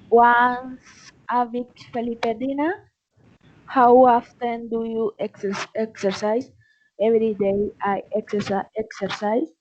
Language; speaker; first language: English; non-native, learner; Spanish